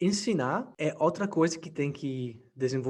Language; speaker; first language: Portuguese; non-native, fluent; English